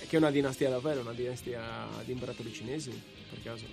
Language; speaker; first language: Italian; native; Italian